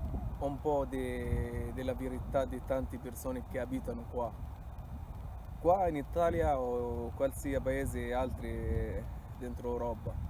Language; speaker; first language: Italian; non-native, fluent; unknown